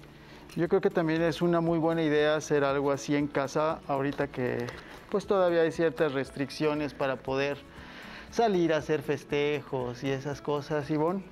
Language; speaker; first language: Spanish; native; Spanish